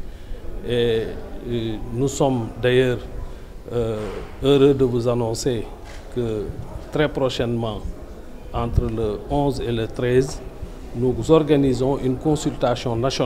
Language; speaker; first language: French; non-native, local second language; Wolof